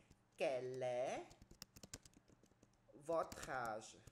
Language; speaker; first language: French; non-native, fluent; Khmer